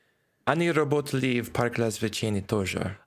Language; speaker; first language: Russian; non-native, learner; English